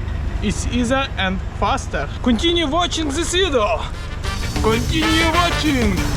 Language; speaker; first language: English; non-native, learner; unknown